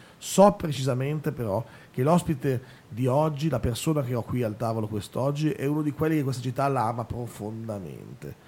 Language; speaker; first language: Italian; native; Italian